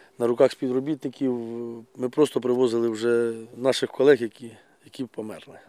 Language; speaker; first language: Ukrainian; non-native, local second language; Russian